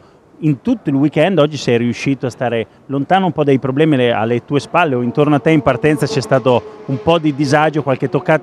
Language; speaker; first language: Italian; native; Italian